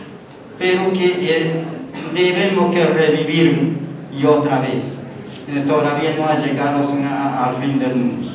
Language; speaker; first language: Spanish; non-native, local second language; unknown